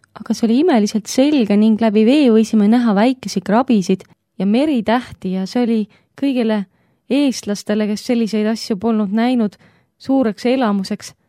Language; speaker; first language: Estonian; native; Estonian